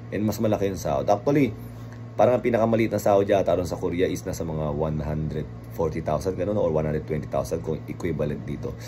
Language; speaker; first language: Filipino; native; Filipino